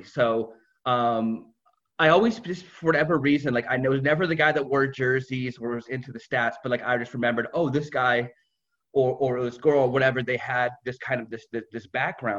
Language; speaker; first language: English; native; English